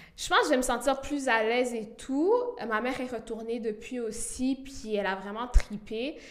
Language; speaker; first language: French; early bilingual, other home language; Rundi